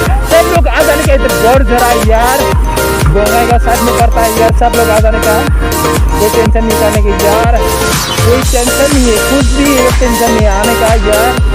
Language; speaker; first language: Hindi; non-native, local second language; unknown